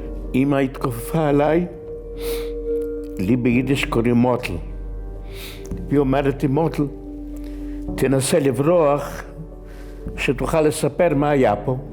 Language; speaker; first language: Hebrew; non-native, fluent; Yiddish